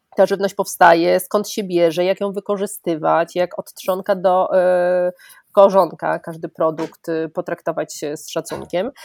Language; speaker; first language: Polish; native; Polish